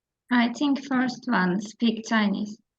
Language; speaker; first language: English; non-native, learner; Turkish